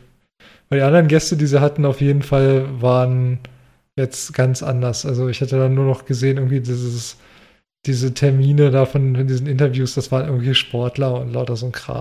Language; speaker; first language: German; native; German